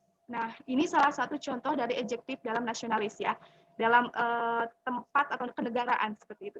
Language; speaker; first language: Indonesian; native; Indonesian